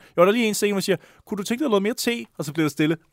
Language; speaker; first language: Danish; native; Danish